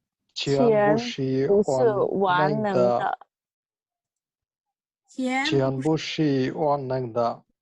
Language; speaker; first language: Chinese; non-native, learner; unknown